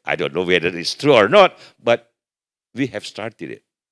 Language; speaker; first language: English; non-native, fluent; Indonesian